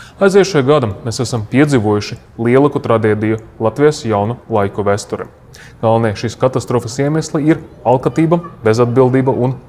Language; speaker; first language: Latvian; non-native, local second language; Russian